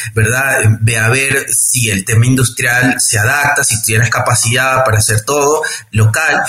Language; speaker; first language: Spanish; native; Spanish